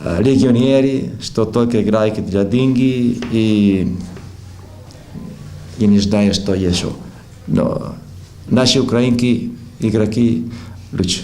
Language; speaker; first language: Russian; non-native, learner; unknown